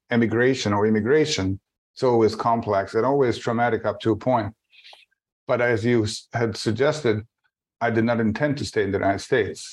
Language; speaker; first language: English; non-native, fluent; Bosnian